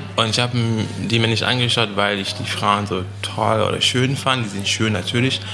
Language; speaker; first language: German; non-native, fluent; French